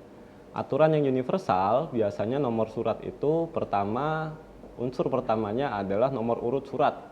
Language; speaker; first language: Indonesian; native; Indonesian